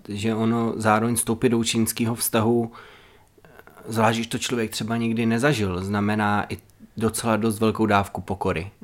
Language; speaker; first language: Czech; native; Czech